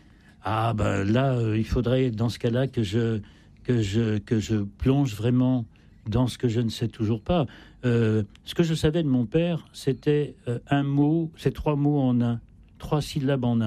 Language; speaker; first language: French; native; French